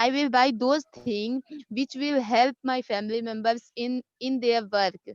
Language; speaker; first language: English; non-native, learner; Hindi